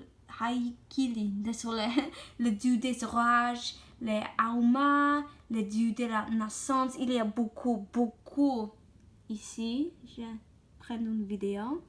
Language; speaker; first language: French; non-native, learner; English